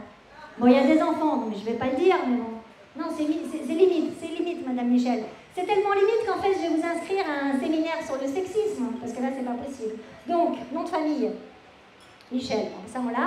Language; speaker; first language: French; native; French